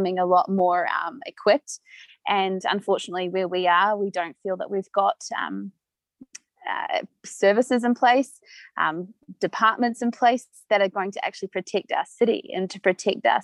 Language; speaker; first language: English; native; English